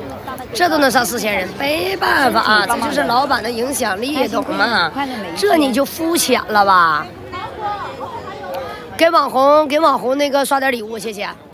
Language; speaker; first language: Chinese; native; Chinese